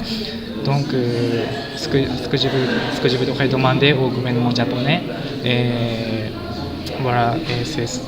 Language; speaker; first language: French; non-native, fluent; Japanese